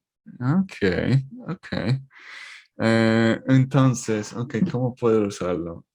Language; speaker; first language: Spanish; non-native, learner; English